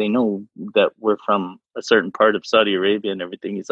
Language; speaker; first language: English; non-native, fluent; Arabic